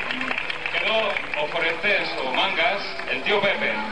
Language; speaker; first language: Greek; non-native, learner; Spanish